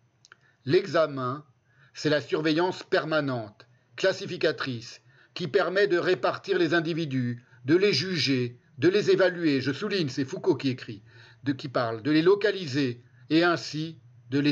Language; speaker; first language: French; native; French